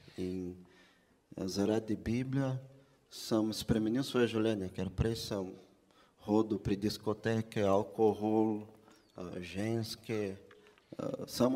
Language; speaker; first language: Slovenian; non-native, fluent; Portuguese